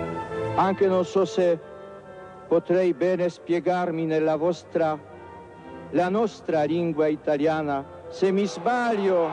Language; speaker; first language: Italian; non-native, fluent; Polish